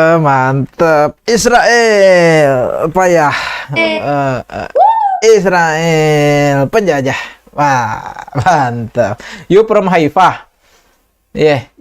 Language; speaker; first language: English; non-native, learner; Indonesian